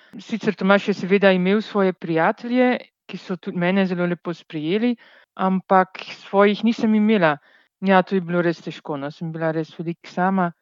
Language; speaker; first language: Slovenian; non-native, fluent; Dutch